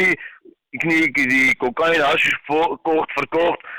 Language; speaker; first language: Dutch; non-native, learner; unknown